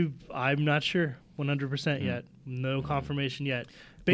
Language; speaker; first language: English; native; English